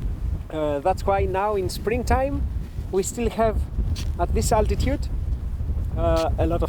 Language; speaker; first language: English; non-native, fluent; Greek